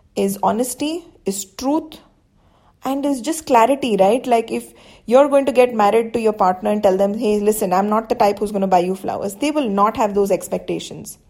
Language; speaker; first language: English; non-native, local second language; Hindi